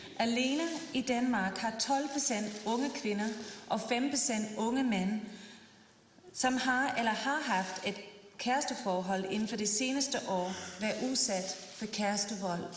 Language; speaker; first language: Danish; non-native, fluent; English